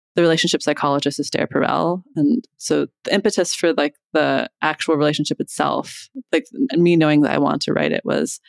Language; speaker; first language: English; native; English